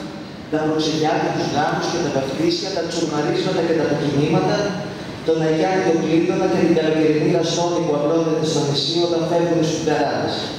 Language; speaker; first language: Greek; native; Greek